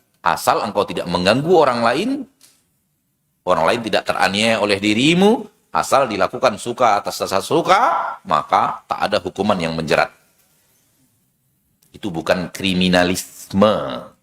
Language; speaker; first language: Indonesian; native; Indonesian